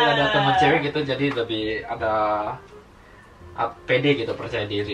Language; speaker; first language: Indonesian; native; Indonesian